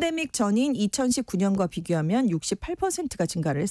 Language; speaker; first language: Korean; native; Korean